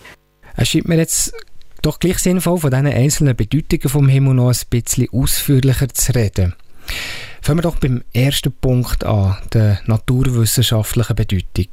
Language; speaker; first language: German; native; German